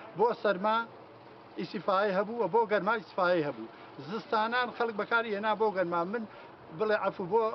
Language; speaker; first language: Central Kurdish; non-native, local second language; Gurani